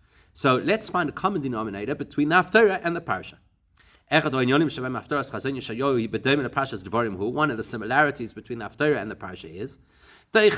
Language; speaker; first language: English; native; English